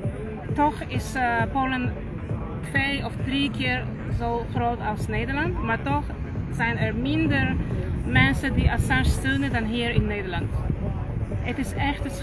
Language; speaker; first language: Dutch; non-native, fluent; Polish